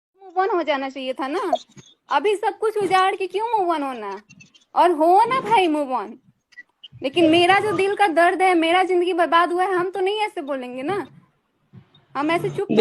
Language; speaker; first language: Hindi; native; Hindi